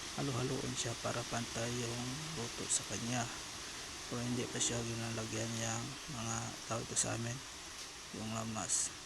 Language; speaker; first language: Filipino; non-native, local second language; Cebuano